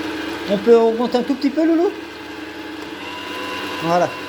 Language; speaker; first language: French; native; French